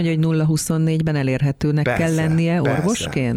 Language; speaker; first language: Hungarian; native; Hungarian